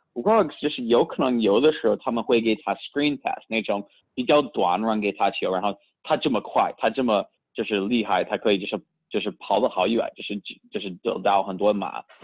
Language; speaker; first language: Chinese; early bilingual, heritage; Chinese